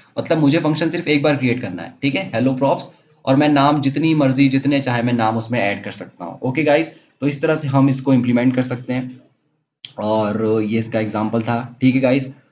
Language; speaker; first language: Hindi; native; Hindi